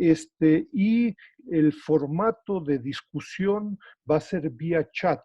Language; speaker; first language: Spanish; native; Spanish